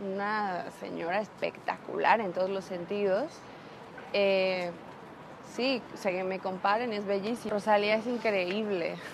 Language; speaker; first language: Spanish; native; Spanish